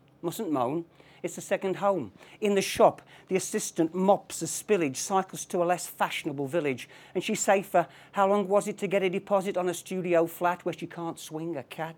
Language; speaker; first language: English; native; English